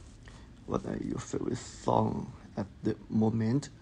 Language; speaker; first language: English; non-native, learner; Thai